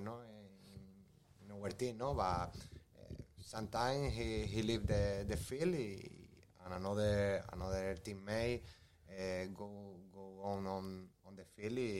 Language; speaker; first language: English; non-native, learner; Spanish